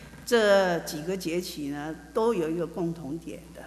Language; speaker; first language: Chinese; native; Chinese